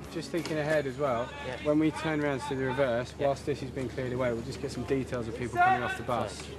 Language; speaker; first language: English; native; English